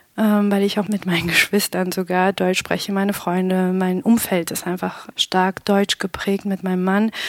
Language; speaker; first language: German; non-native, fluent; Pashto